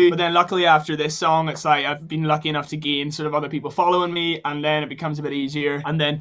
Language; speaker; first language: English; native; English